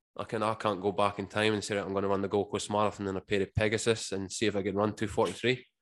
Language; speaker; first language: English; native; English